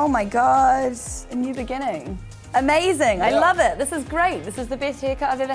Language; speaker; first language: English; native; English